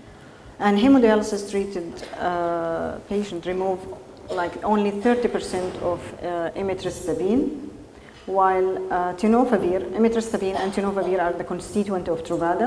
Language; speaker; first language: English; non-native, fluent; Arabic